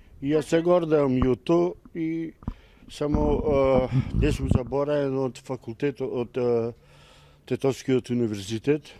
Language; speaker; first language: Macedonian; native; Macedonian